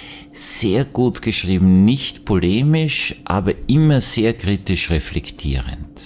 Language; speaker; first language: German; native; German